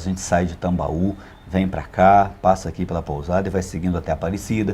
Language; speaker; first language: Portuguese; native; Portuguese